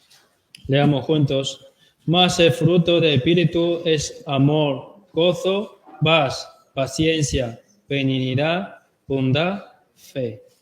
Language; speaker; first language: Spanish; non-native, learner; Korean